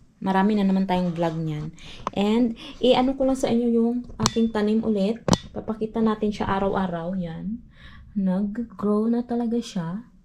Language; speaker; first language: Filipino; non-native, local second language; Hiligaynon